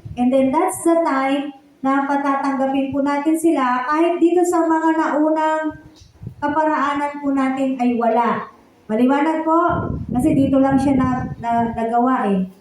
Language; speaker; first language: Filipino; native; Filipino